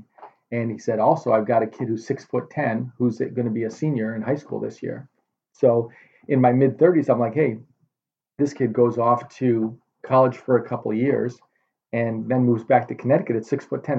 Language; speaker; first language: English; native; English